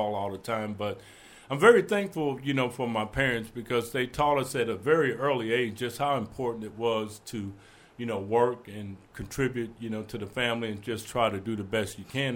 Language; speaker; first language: English; native; English